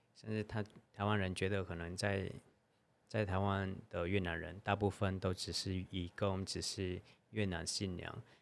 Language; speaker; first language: Chinese; non-native, fluent; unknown